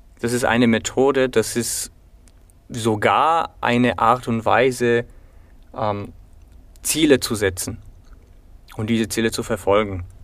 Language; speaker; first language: German; non-native, fluent; Bulgarian